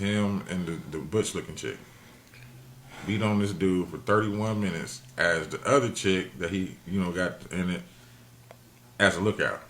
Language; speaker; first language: English; native; English